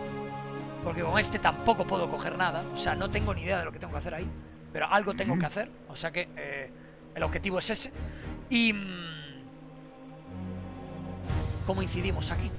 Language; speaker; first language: Spanish; native; Spanish